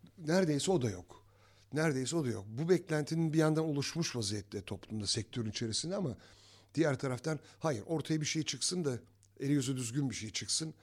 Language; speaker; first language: Turkish; native; Turkish